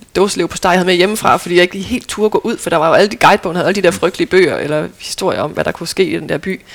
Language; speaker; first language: Danish; native; Danish